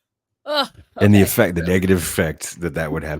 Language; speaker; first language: English; native; English